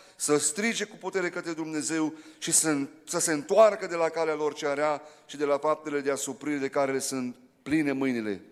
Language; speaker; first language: Romanian; early bilingual, heritage; Romanian